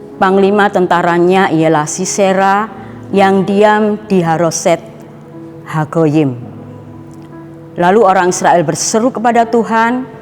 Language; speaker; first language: Indonesian; native; Indonesian